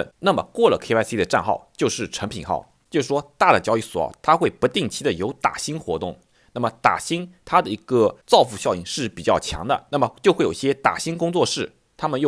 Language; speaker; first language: Chinese; native; Chinese